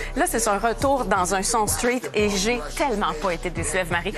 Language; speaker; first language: French; native; French